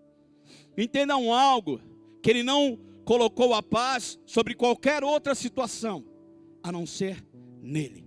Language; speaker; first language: Portuguese; native; Portuguese